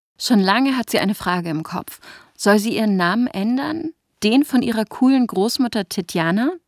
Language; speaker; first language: German; native; German